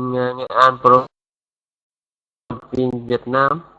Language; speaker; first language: English; non-native, learner; Vietnamese